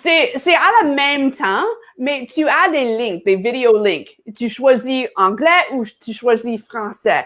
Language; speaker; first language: French; non-native, learner; English